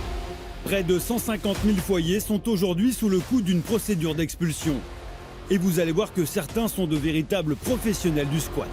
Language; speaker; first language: French; native; French